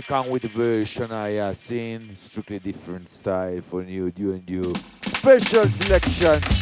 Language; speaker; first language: English; non-native, learner; Spanish